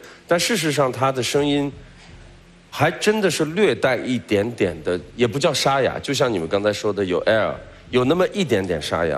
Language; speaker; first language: Chinese; native; Chinese